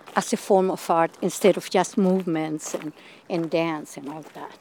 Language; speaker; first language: English; non-native, fluent; Spanish